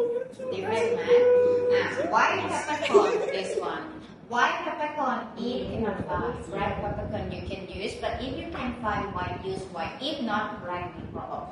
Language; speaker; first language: English; non-native, learner; Thai